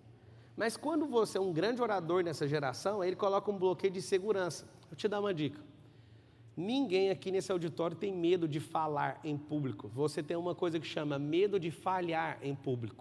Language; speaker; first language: Portuguese; native; Portuguese